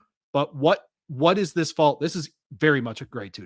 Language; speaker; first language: English; native; English